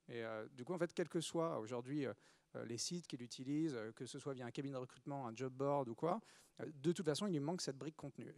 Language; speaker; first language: French; native; French